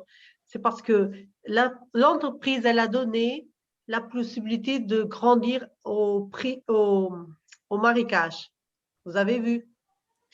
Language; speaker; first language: French; non-native, fluent; Portuguese